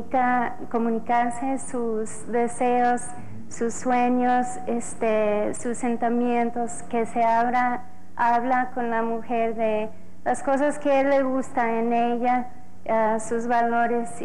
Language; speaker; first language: Spanish; non-native, fluent; English